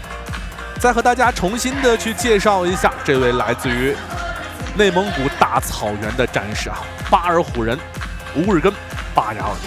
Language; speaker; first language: Chinese; native; Chinese